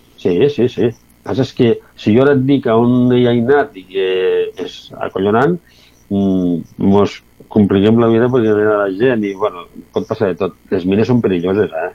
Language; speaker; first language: Catalan; native; Catalan